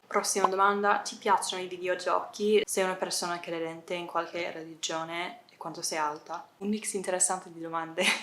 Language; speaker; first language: Italian; non-native, fluent; English